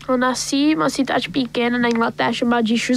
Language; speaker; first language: Portuguese; early bilingual, heritage; Portuguese